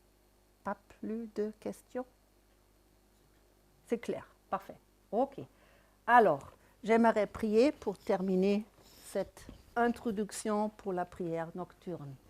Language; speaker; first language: French; non-native, fluent; German